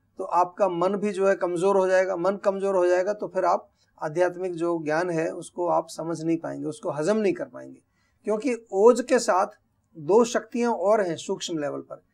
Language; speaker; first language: Hindi; native; Hindi